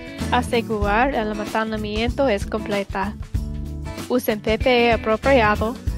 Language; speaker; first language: Spanish; non-native, learner; English